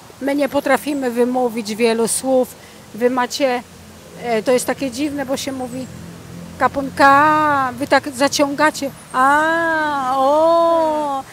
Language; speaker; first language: Polish; native; Polish